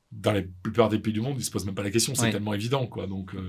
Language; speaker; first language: French; native; French